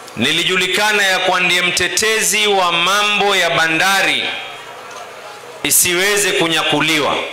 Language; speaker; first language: Swahili; native; Swahili